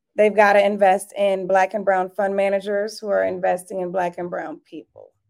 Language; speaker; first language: English; native; English